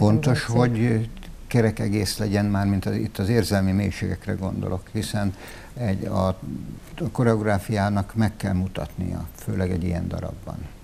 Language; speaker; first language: Hungarian; native; Hungarian